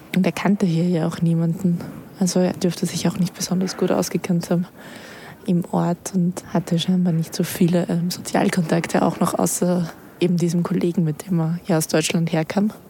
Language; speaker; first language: German; native; German